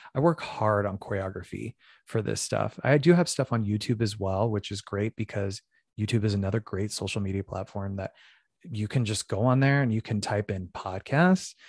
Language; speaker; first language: English; native; English